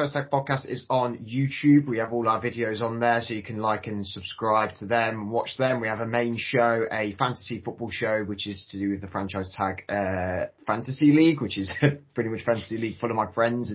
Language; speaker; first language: English; native; English